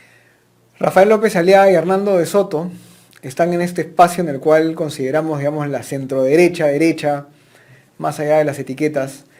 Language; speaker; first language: Spanish; native; Spanish